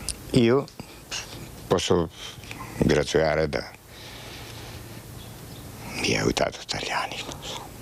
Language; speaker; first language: Italian; non-native, learner; Macedonian